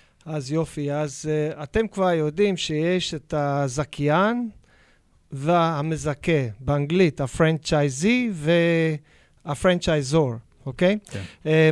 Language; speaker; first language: Hebrew; non-native, fluent; English